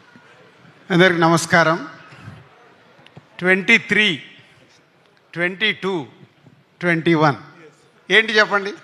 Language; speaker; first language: Telugu; native; Telugu